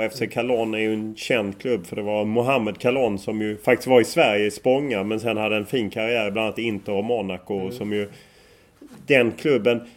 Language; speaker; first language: Swedish; native; Swedish